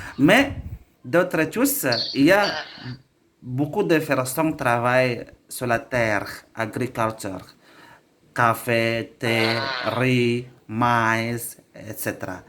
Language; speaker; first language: French; non-native, learner; Indonesian